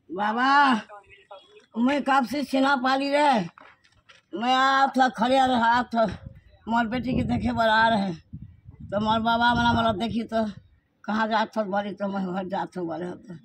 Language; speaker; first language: Hindi; non-native, local second language; Odia